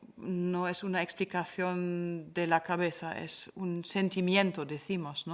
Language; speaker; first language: Spanish; non-native, fluent; German